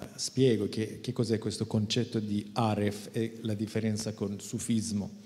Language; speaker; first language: Italian; non-native, fluent; Persian